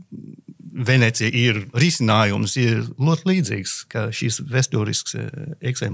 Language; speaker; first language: Latvian; non-native, learner; English